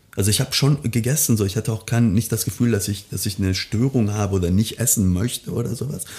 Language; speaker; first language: German; early bilingual, other home language; Persian